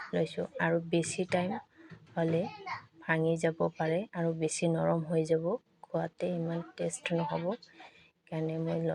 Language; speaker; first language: Assamese; native; Assamese